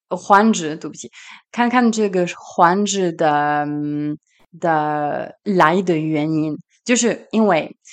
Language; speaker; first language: Chinese; non-native, fluent; French